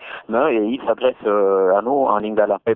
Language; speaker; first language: French; non-native, local second language; Luba-Lulua